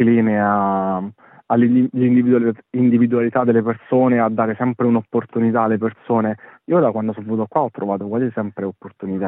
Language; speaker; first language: Italian; native; Italian